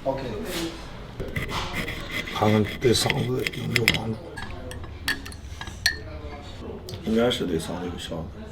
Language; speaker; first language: Chinese; native; Chinese